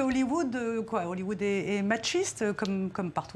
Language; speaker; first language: French; native; French